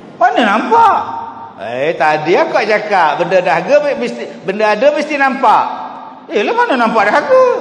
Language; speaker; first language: Malay; native; Malay